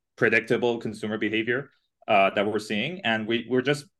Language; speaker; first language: English; non-native, fluent; Persian